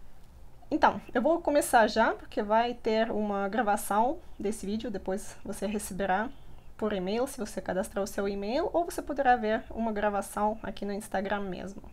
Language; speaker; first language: Portuguese; non-native, fluent; Russian